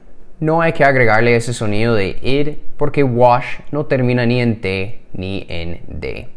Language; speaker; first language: Spanish; non-native, fluent; English